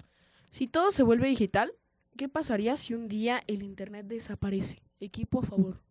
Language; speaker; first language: Spanish; native; Spanish